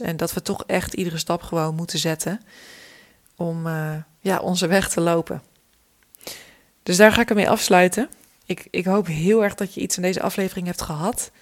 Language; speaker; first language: Dutch; native; Dutch